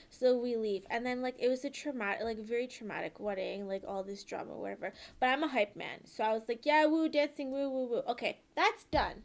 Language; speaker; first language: English; native; English